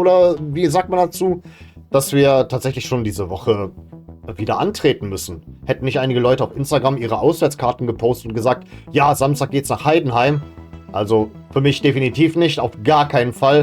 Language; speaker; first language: German; native; German